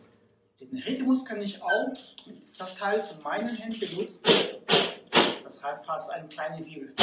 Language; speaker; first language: German; non-native, learner; Portuguese